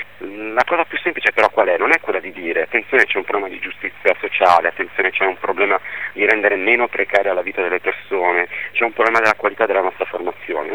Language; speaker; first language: Italian; native; Italian